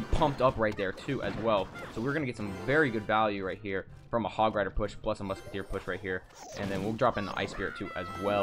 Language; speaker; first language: English; native; English